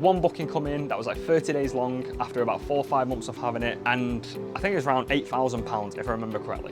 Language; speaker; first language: English; native; English